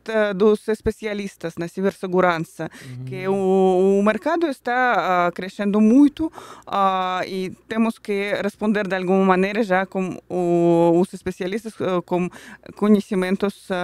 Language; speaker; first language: Portuguese; non-native, fluent; Russian